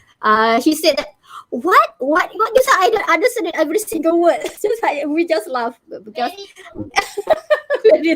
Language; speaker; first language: English; non-native, learner; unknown